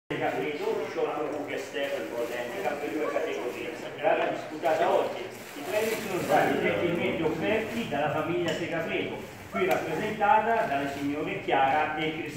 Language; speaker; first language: Italian; native; Italian